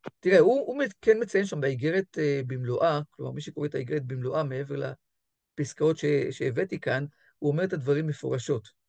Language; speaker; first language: Hebrew; native; Hebrew